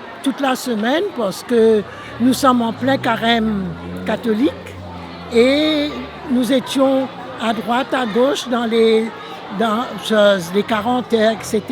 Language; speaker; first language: French; non-native, local second language; Morisyen